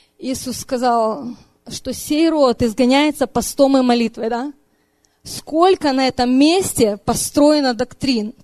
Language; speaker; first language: Russian; early bilingual, heritage; Russian